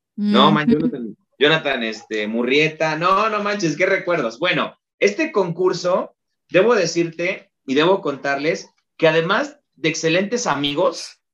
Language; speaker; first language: Spanish; native; Spanish